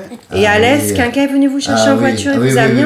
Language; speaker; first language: French; native; French